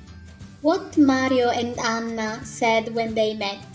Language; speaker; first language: English; non-native, fluent; Italian